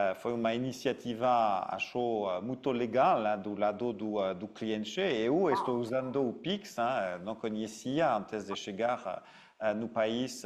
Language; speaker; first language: Portuguese; non-native, fluent; French